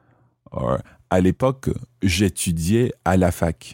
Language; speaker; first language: French; non-native, fluent; English